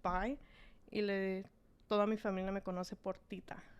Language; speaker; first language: Spanish; early bilingual, heritage; Spanish